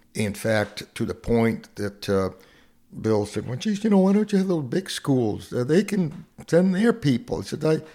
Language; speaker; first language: English; non-native, fluent; Hungarian